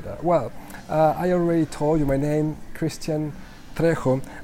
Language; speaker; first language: English; non-native, fluent; Spanish